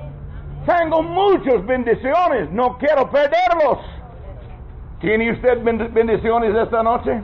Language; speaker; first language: Spanish; non-native, learner; English